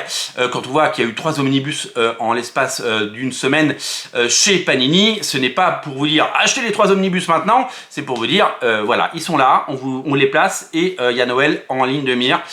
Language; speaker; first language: French; native; French